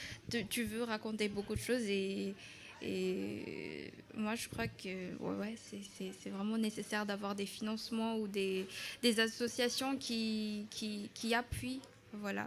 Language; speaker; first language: French; non-native, local second language; Malagasy